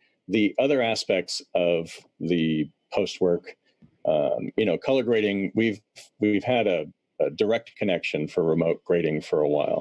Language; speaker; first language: English; native; English